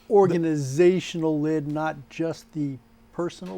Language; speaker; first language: English; native; English